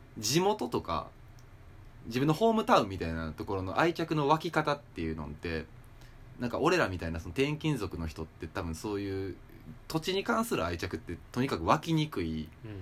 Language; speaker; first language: Japanese; native; Japanese